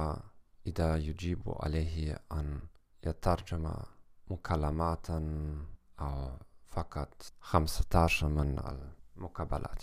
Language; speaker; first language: Arabic; non-native, learner; German